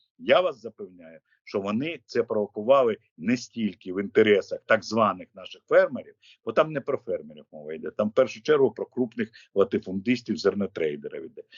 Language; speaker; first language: Ukrainian; native; Ukrainian